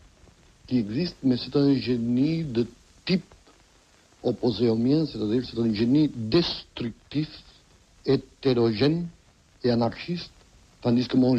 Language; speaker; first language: French; non-native, fluent; Catalan